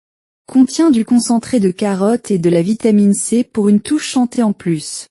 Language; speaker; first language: French; non-native, learner; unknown